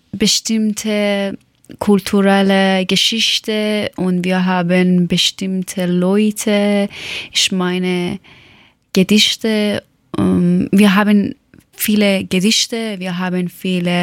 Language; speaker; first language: German; non-native, learner; Persian